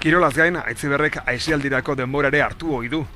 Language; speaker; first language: Basque; native; Basque